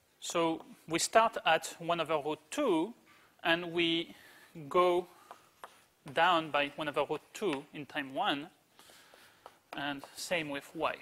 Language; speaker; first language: English; native; English